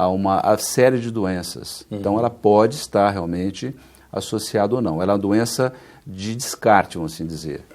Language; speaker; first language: Portuguese; native; Portuguese